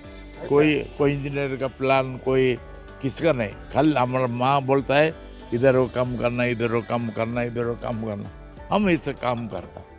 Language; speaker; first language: Hindi; non-native, local second language; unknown